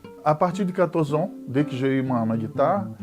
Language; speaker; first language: French; non-native, fluent; Portuguese